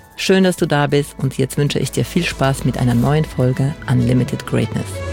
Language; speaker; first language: German; native; German